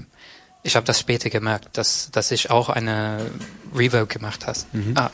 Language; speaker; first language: German; non-native, learner; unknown